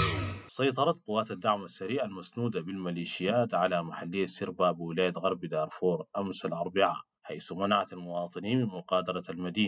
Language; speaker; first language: Arabic; native; Arabic